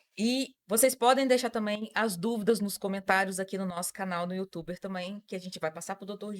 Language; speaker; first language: Portuguese; native; Portuguese